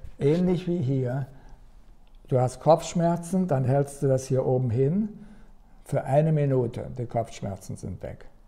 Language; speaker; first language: German; native; German